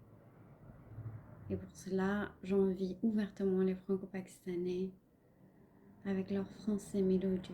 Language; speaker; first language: French; non-native, fluent; Punjabi